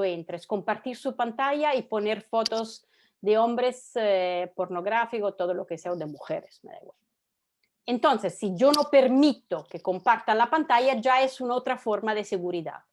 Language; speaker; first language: Spanish; non-native, fluent; Italian